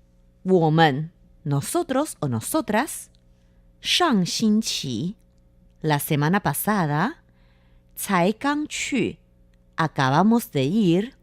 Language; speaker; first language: Spanish; non-native, fluent; Chinese